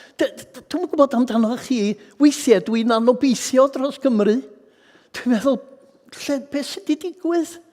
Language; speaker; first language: Welsh; native; Welsh